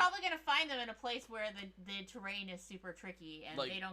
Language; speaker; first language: English; native; English